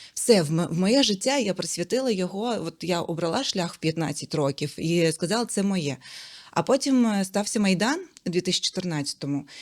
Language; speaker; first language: Ukrainian; non-native, local second language; Russian